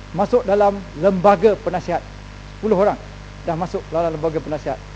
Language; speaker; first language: Malay; native; Malay